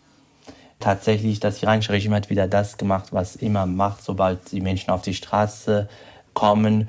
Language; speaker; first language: German; non-native, fluent; Kurdish